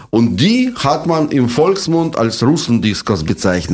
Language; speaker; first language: German; non-native, fluent; Russian